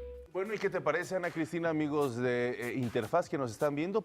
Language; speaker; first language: Spanish; native; Spanish